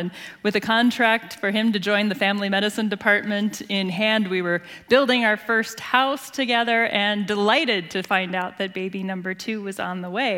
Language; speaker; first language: English; native; English